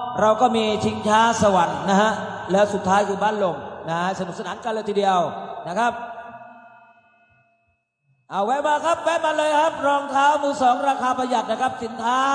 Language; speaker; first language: Thai; native; Thai